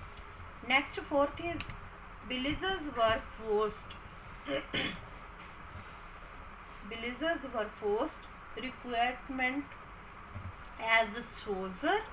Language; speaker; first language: English; non-native, local second language; Hindi